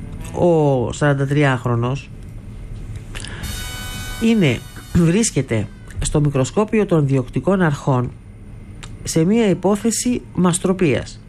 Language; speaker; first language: Greek; native; Greek